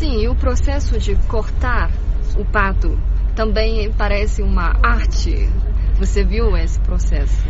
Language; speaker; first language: Portuguese; non-native, learner; Chinese